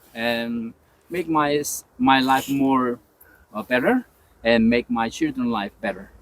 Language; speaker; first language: English; non-native, learner; Korean